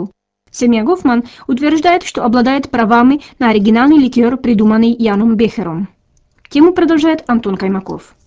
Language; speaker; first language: Russian; native; Russian